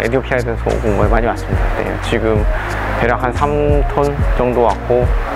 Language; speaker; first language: Korean; early bilingual, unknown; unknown